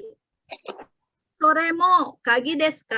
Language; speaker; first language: Japanese; non-native, fluent; Indonesian